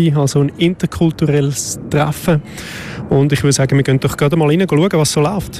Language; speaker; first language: German; native; German